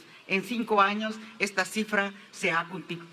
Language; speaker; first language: Spanish; native; Spanish